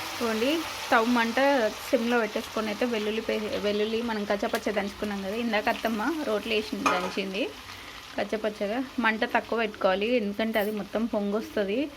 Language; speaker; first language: Telugu; native; Telugu